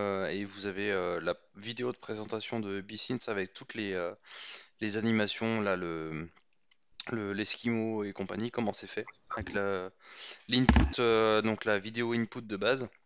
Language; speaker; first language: French; native; French